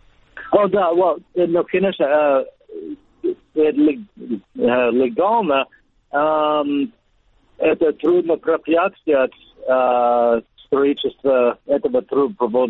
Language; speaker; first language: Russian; non-native, learner; English